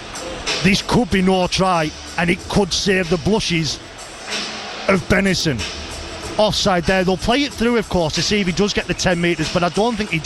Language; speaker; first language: English; native; English